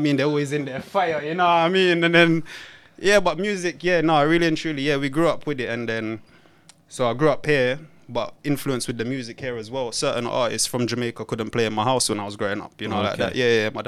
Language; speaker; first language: English; native; English